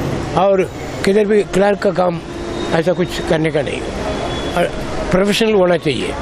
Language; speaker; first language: Hindi; non-native, local second language; Tamil